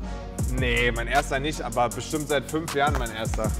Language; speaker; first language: German; native; German